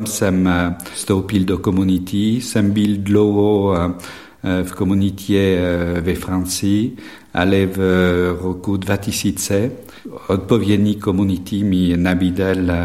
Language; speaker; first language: Czech; non-native, fluent; French